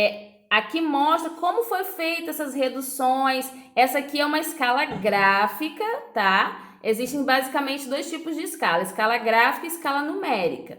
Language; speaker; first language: Portuguese; native; Portuguese